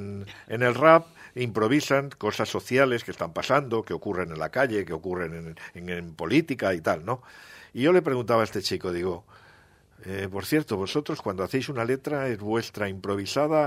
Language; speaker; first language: Spanish; native; Spanish